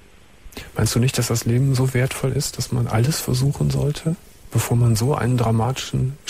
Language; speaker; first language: German; native; German